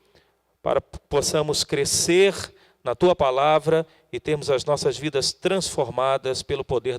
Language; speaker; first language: Portuguese; native; Portuguese